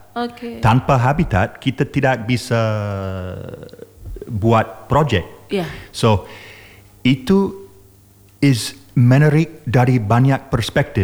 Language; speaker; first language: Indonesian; non-native, learner; English